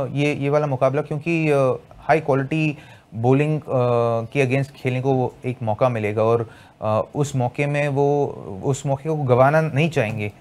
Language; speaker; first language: Hindi; non-native, local second language; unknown